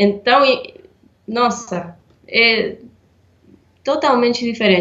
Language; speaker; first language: Portuguese; non-native, fluent; Spanish